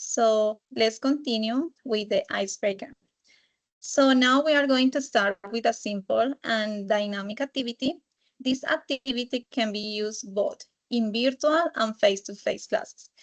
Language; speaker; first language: English; non-native, fluent; Spanish